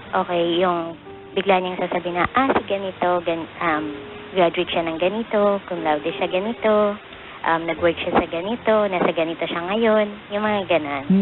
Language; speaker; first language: Filipino; non-native, local second language; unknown